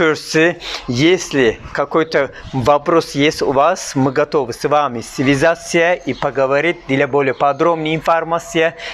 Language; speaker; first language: Russian; non-native, learner; Turkish